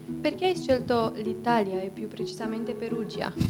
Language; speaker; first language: Italian; non-native, learner; Romanian